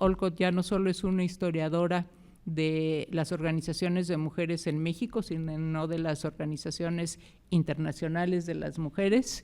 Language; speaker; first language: Spanish; native; Spanish